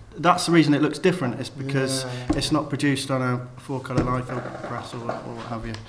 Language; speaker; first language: English; native; English